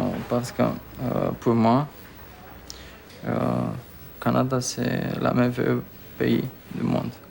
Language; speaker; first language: French; non-native, learner; Romanian